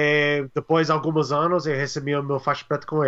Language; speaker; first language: Portuguese; non-native, learner; English